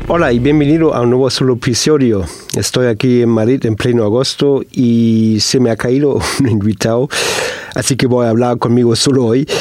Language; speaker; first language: Spanish; non-native, fluent; German